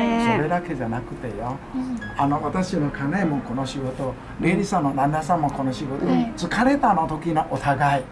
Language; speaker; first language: Japanese; non-native, learner; Chinese